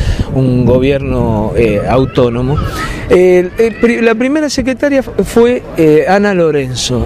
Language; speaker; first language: Spanish; native; Spanish